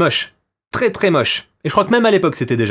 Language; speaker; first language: French; native; French